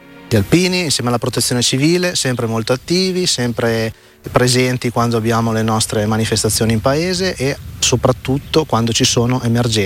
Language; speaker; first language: Italian; native; Italian